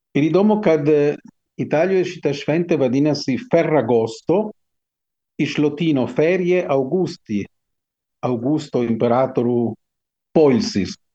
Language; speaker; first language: Lithuanian; non-native, fluent; Italian